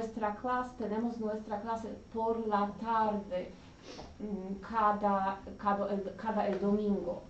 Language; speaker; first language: Spanish; non-native, learner; English